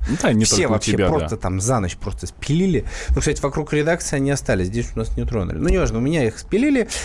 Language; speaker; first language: Russian; native; Russian